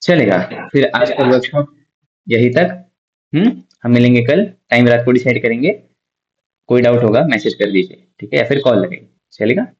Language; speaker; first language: Hindi; non-native, local second language; Marathi